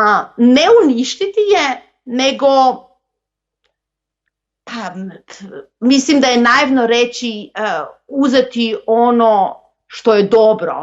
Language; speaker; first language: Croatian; non-native, local second language; Macedonian